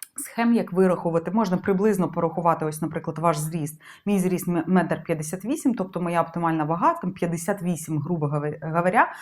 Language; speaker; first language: Ukrainian; non-native, local second language; Russian